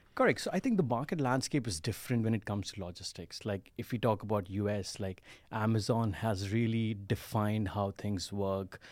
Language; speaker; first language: English; non-native, local second language; Hindi